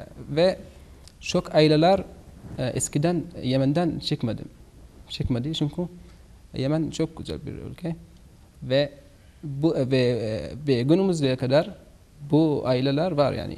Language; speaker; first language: Turkish; non-native, learner; Arabic